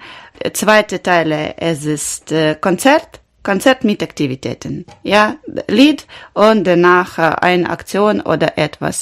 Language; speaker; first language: German; non-native, learner; Ukrainian